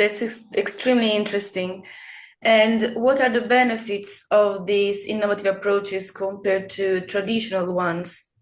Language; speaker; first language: English; non-native, fluent; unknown